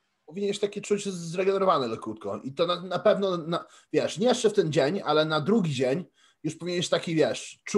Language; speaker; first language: Polish; early bilingual, heritage; Polish